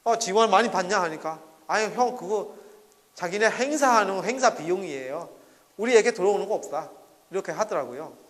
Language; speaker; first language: Korean; non-native, fluent; Burmese